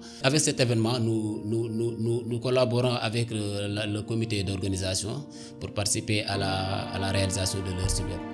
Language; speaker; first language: French; non-native, local second language; Wolof